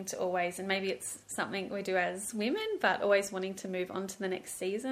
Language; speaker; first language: English; native; English